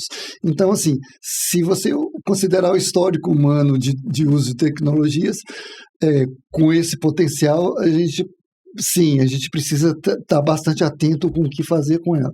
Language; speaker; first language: Portuguese; native; Portuguese